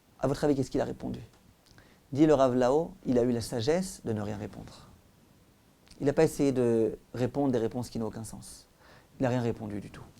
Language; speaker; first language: French; native; French